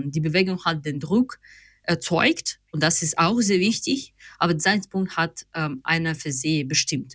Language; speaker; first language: German; non-native, fluent; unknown